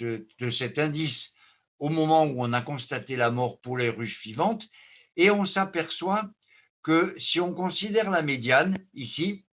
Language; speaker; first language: French; native; French